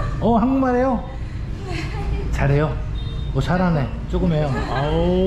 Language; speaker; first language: Korean; native; Korean